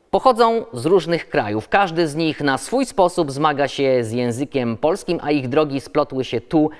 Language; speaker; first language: Polish; native; Polish